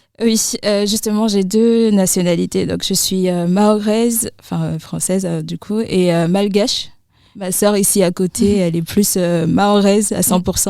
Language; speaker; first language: French; native; French